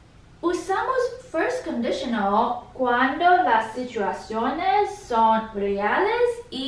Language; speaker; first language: Spanish; non-native, learner; English